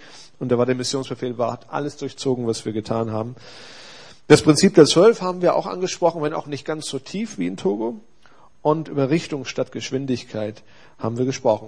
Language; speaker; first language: German; native; German